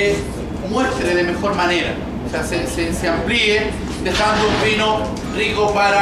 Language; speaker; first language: Spanish; native; Spanish